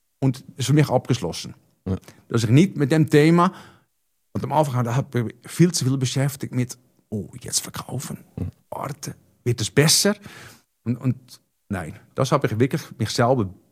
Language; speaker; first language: German; non-native, fluent; Dutch